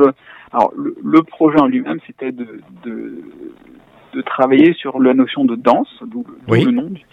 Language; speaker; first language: French; native; French